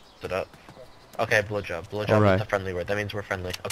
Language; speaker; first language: English; native; English